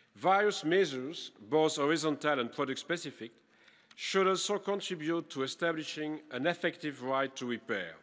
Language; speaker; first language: English; non-native, fluent; French